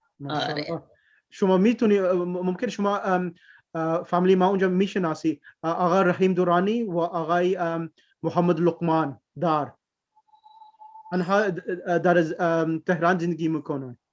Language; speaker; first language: Persian; non-native, learner; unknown